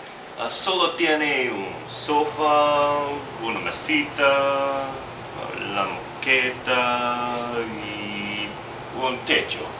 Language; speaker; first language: Spanish; non-native, learner; English